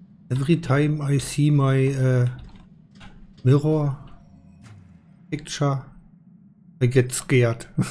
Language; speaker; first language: English; non-native, learner; German